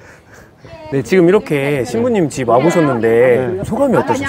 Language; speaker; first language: Korean; native; Korean